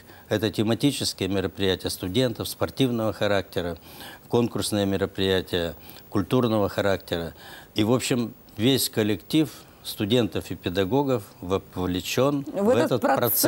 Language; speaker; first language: Russian; native; Russian